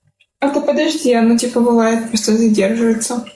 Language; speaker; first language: Russian; native; Russian